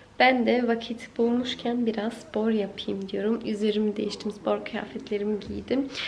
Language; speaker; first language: Turkish; early bilingual, heritage; Turkish